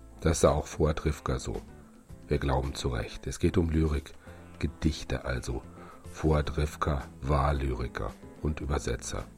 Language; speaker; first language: German; native; German